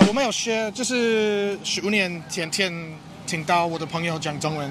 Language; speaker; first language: Chinese; non-native, fluent; English